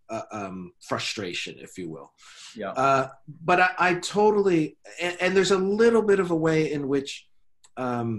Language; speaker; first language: English; native; English